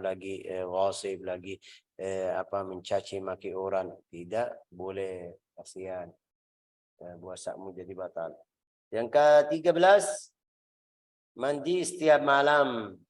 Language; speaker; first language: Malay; non-native, fluent; Arabic